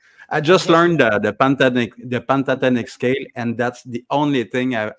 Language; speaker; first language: English; non-native, learner; French